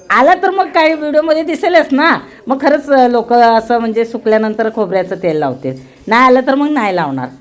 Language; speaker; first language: Marathi; native; Marathi